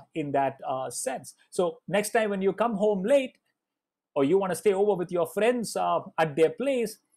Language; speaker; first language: English; non-native, local second language; Malayalam